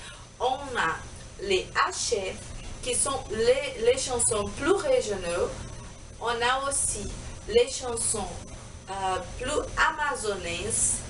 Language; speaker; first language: French; non-native, learner; Portuguese